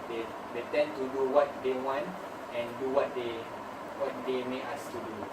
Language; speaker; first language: English; non-native, learner; Malay